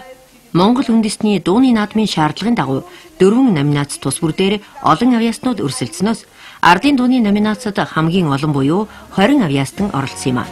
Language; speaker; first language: Mongolian; native; Mongolian